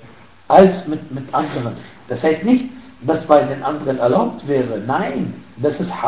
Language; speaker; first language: German; non-native, fluent; Arabic